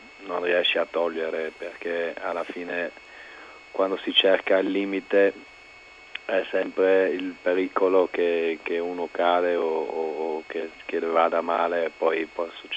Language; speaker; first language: Italian; non-native, local second language; German